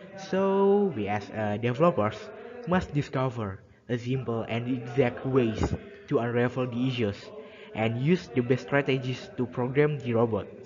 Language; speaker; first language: English; non-native, learner; Indonesian